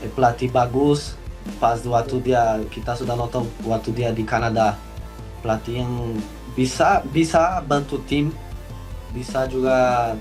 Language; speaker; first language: Indonesian; non-native, learner; Portuguese